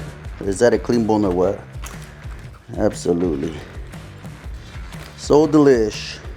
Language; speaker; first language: English; native; English